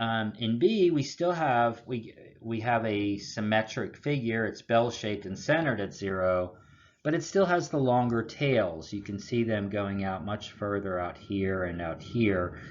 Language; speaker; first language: English; native; English